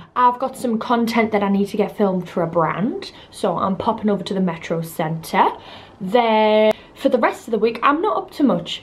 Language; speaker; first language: English; native; English